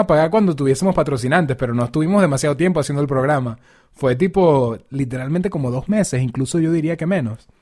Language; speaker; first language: Spanish; native; Spanish